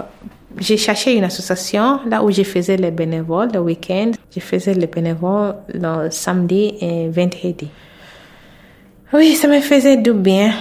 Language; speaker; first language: French; non-native, learner; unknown